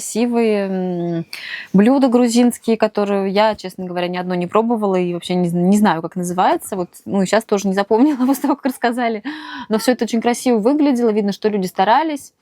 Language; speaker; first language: Russian; native; Russian